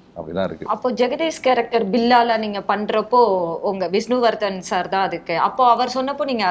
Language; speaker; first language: Tamil; native; Tamil